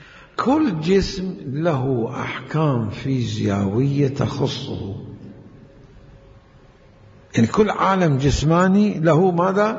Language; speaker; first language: Arabic; native; Arabic